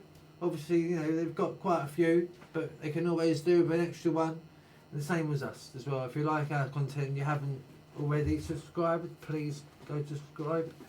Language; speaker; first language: English; native; English